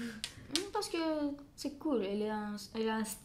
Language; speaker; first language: French; non-native, fluent; Bulgarian